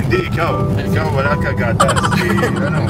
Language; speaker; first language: Filipino; non-native, learner; Arabic